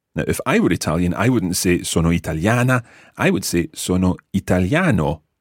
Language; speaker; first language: English; native; English